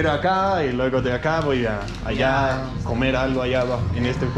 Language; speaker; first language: Spanish; non-native, learner; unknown